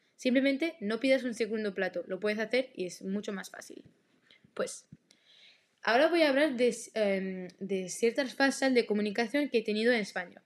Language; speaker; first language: Spanish; non-native, learner; French